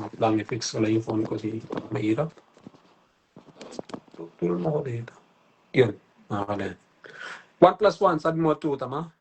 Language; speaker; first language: Filipino; non-native, learner; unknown